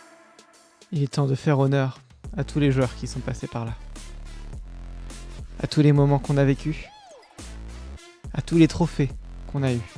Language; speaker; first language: French; native; French